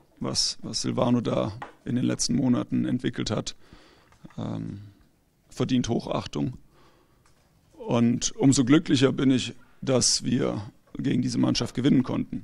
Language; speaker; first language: German; native; German